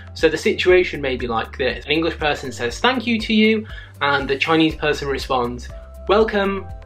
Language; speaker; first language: English; native; English